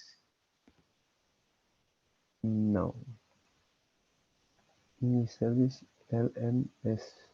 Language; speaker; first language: English; non-native, learner; Spanish